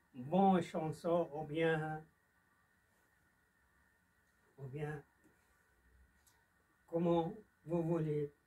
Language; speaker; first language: French; non-native, learner; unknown